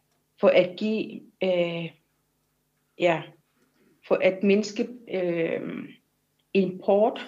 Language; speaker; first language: Danish; non-native, local second language; Kalaallisut